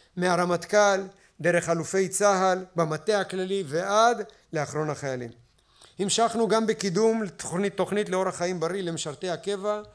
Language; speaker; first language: Hebrew; native; Hebrew